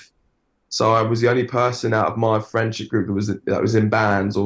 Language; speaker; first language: English; native; English